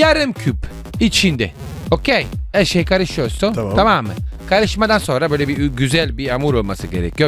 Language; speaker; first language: Turkish; non-native, learner; Italian